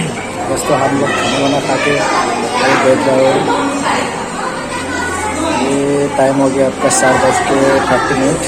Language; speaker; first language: Hindi; non-native, local second language; Bodo